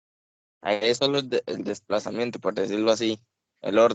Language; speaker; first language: Spanish; native; Spanish